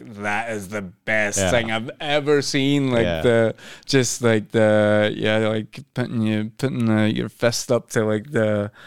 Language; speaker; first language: English; native; English